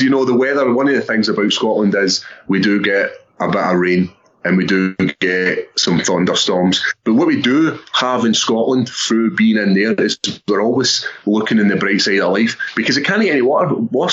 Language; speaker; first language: English; native; English